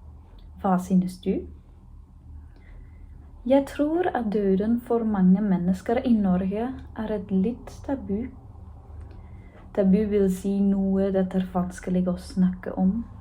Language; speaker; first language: Norwegian; non-native, learner; German